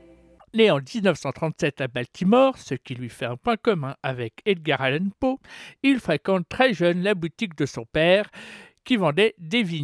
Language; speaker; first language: French; native; French